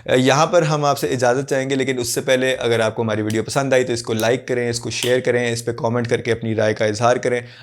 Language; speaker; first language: Urdu; non-native, local second language; Punjabi